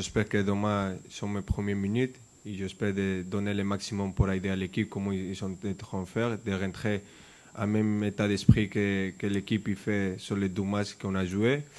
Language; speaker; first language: French; non-native, fluent; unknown